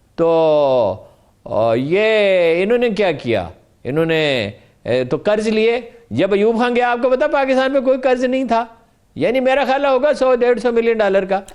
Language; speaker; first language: Urdu; non-native, local second language; Punjabi